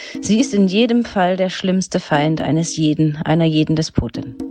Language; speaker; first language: German; native; German